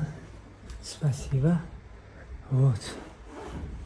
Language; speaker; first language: Russian; non-native, learner; Tajik